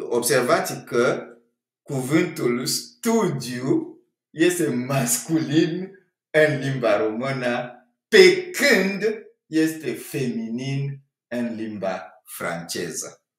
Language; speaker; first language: Romanian; non-native, fluent; French